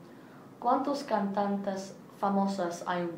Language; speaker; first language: Spanish; non-native, learner; English